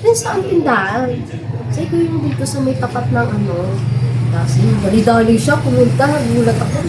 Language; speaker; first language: Filipino; native; Filipino